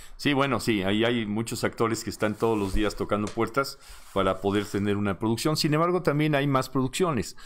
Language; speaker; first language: Spanish; native; Spanish